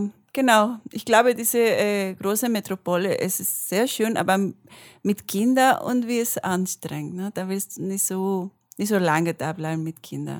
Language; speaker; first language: German; non-native, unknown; Spanish